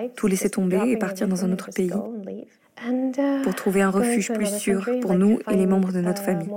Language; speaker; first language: French; non-native, fluent; Arabic